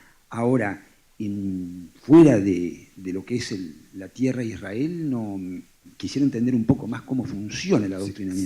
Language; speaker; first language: Spanish; native; Spanish